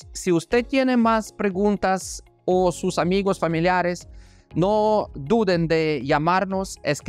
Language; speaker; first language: Spanish; non-native, fluent; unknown